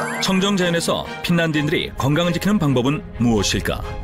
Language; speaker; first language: Korean; native; Korean